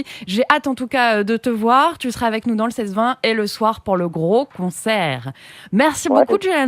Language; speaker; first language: French; native; French